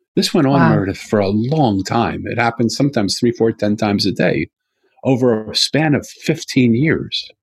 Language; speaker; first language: English; native; English